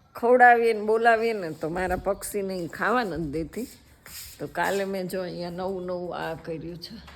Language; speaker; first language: Gujarati; native; Gujarati